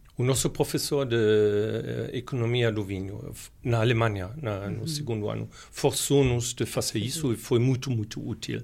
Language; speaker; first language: Portuguese; non-native, fluent; German